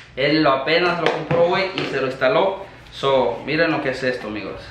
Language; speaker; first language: Spanish; native; Spanish